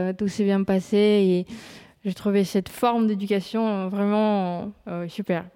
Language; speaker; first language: French; non-native, fluent; Russian